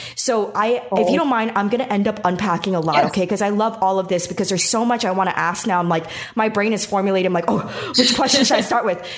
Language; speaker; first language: English; native; English